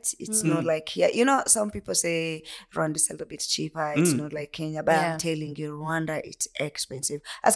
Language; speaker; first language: English; non-native, local second language; Kinyarwanda